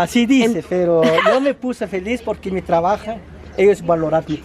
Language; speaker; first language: Spanish; non-native, local second language; Kaqchikel